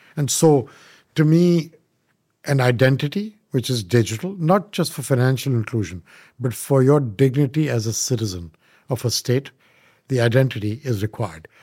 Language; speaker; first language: English; non-native, local second language; Punjabi